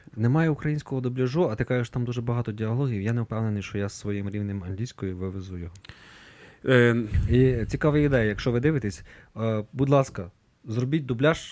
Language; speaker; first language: Ukrainian; native; Ukrainian